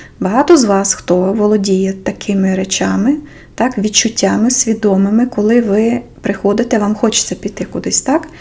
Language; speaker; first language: Ukrainian; non-native, local second language; Russian